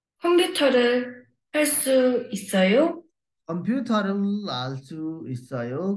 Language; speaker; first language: Korean; non-native, learner; Nepali